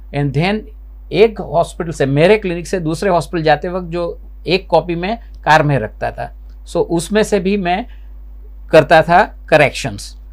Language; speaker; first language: Hindi; non-native, local second language; Gujarati